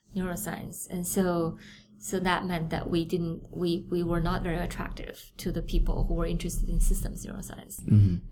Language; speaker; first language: English; non-native, fluent; Chinese